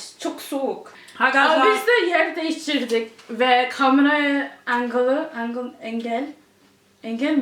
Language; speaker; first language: Turkish; early bilingual, heritage; English